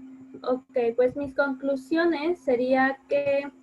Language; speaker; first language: Spanish; native; Spanish